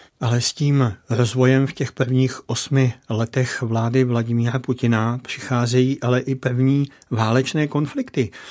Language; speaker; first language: Czech; native; Czech